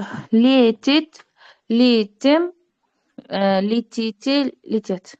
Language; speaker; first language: Russian; non-native, learner; Uzbek